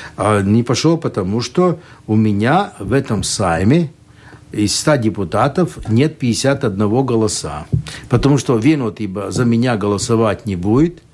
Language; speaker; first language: Russian; non-native, local second language; Latvian